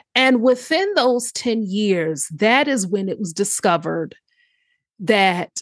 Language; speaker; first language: English; native; English